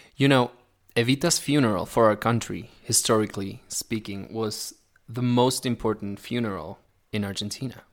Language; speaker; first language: English; non-native, fluent; Spanish